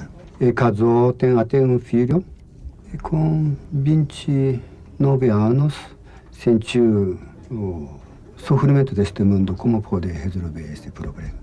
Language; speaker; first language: Portuguese; non-native, learner; Japanese